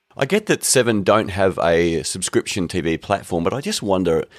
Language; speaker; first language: English; native; English